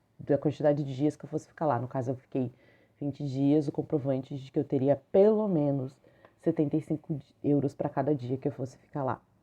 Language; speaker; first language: Portuguese; native; Portuguese